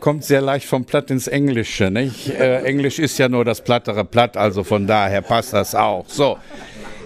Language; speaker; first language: German; native; German